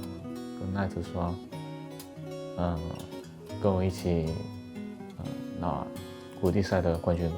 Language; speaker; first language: Chinese; non-native, fluent; Korean